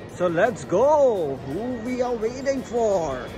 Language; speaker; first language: English; non-native, local second language; Hindi